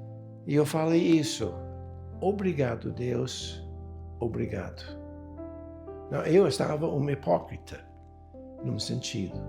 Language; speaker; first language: Portuguese; non-native, fluent; English